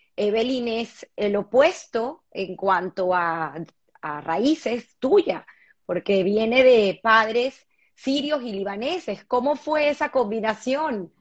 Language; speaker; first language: Spanish; native; Spanish